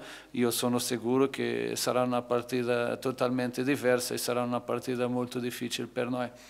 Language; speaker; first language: Italian; non-native, fluent; Portuguese